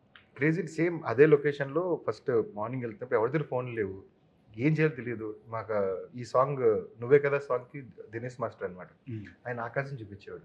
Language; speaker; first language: Telugu; native; Telugu